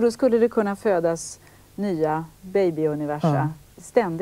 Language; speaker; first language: Swedish; native; Swedish